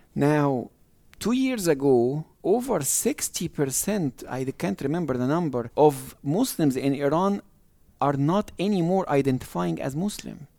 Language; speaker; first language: English; non-native, fluent; Arabic